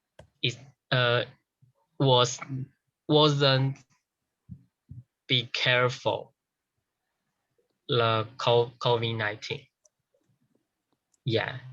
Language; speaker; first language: English; non-native, learner; Chinese